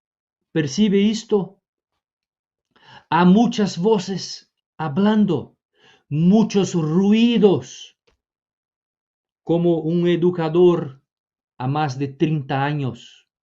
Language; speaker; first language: Spanish; non-native, fluent; Portuguese